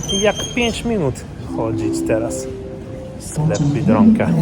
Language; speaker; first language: Polish; non-native, learner; English